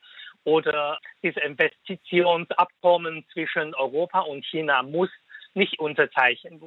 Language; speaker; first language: German; non-native, fluent; Cantonese